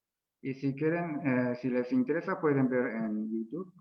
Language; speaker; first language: Spanish; non-native, fluent; Japanese